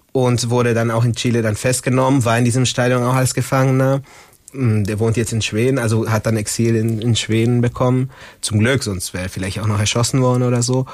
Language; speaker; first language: German; non-native, fluent; Spanish